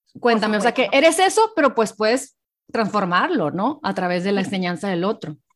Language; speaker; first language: Spanish; native; Spanish